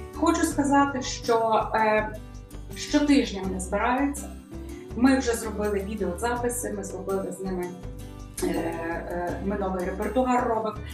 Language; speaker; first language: Ukrainian; native; Ukrainian